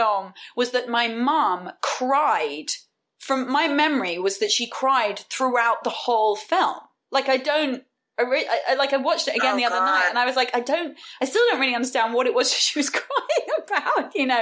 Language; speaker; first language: English; native; English